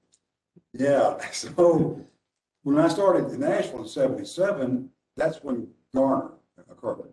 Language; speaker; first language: English; native; English